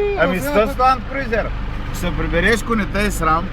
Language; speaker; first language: Bulgarian; native; Bulgarian